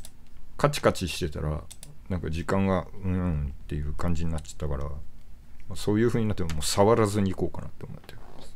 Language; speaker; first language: Japanese; native; Japanese